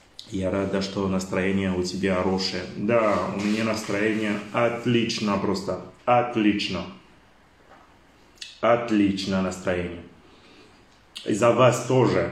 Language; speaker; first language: Russian; non-native, learner; French